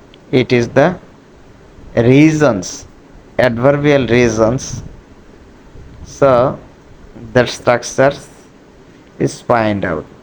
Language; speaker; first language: English; non-native, local second language; Bangla